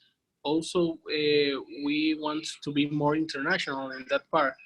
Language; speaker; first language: English; non-native, learner; Spanish